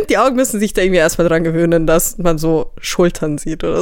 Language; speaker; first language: German; native; German